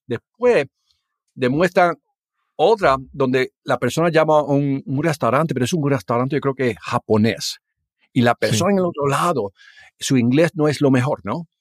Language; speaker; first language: Spanish; early bilingual, heritage; Spanish